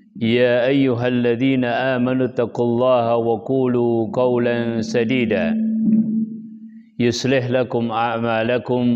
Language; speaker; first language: Arabic; non-native, fluent; Indonesian